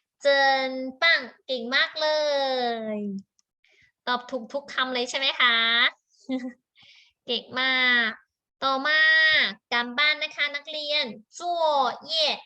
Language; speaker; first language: Thai; native; Thai